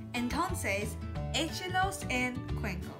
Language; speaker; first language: Spanish; non-native, learner; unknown